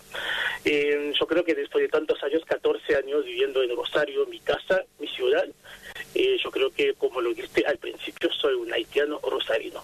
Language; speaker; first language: Spanish; non-native, fluent; Haitian Creole